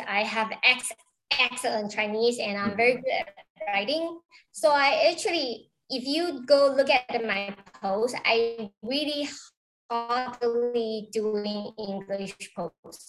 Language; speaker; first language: English; non-native, fluent; Chinese